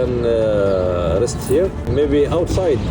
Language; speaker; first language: English; non-native, learner; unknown